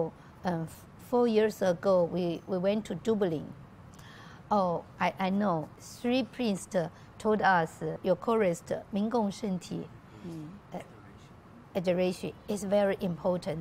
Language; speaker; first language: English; non-native, learner; Chinese